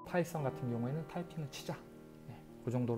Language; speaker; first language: Korean; native; Korean